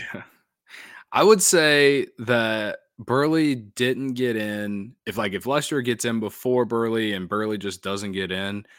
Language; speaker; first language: English; native; English